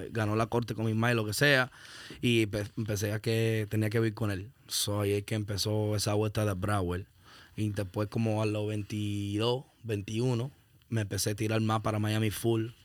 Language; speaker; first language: Spanish; early bilingual, heritage; Spanish